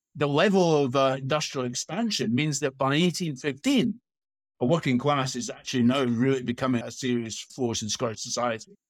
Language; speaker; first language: English; native; English